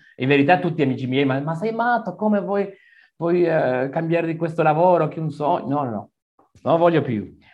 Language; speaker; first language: Italian; non-native, learner; Spanish